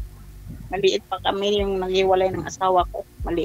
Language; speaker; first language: Filipino; non-native, local second language; Chavacano